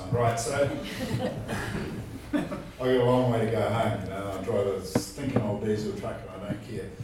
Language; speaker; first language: English; native; English